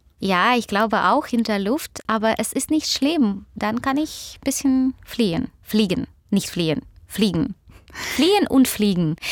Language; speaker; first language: German; non-native, fluent; Russian